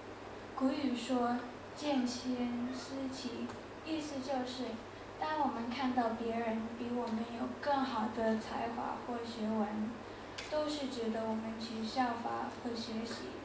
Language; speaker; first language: Chinese; non-native, learner; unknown